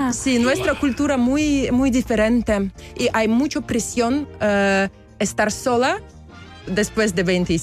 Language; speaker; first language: Spanish; non-native, learner; Belarusian